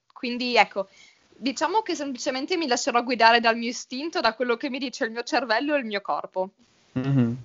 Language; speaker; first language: Italian; native; Italian